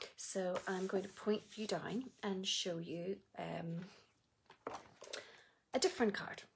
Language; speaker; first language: English; native; English